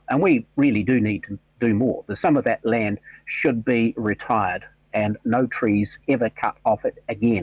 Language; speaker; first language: English; native; English